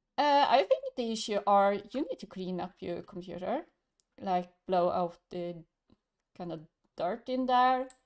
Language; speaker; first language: English; non-native, learner; Swedish